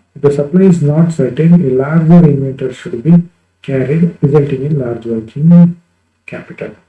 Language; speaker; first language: English; non-native, local second language; Kannada